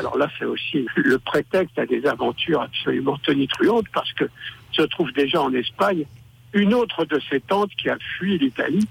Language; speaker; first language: French; native; French